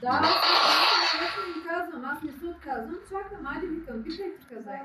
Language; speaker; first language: Bulgarian; non-native, local second language; Turkish